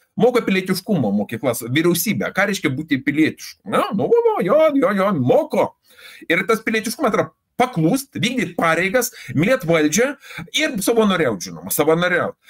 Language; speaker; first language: Lithuanian; native; Lithuanian